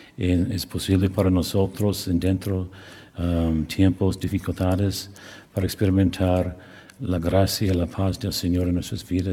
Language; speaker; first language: Spanish; non-native, learner; English